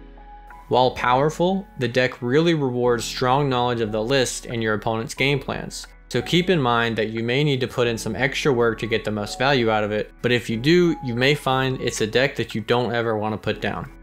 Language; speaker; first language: English; native; English